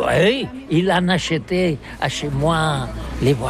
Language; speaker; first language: French; non-native, learner; Catalan